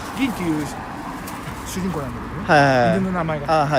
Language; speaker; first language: Japanese; native; Japanese